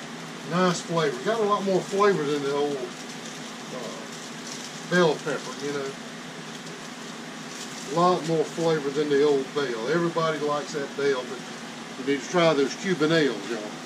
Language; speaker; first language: English; native; English